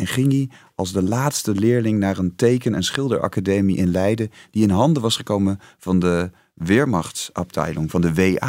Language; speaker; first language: Dutch; native; Dutch